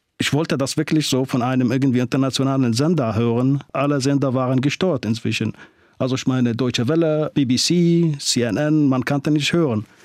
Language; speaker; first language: German; non-native, fluent; Arabic